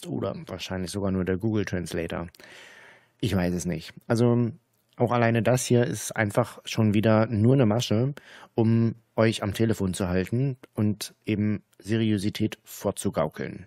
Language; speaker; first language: German; native; German